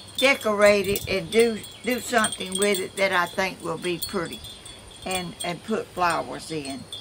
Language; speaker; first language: English; native; English